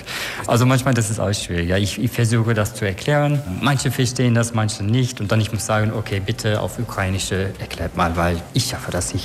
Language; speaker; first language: German; non-native, learner; Turkish